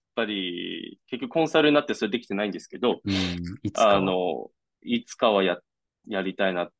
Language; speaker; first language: Japanese; non-native, fluent; Chinese